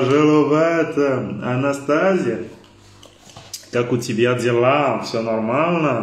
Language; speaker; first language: Russian; non-native, learner; French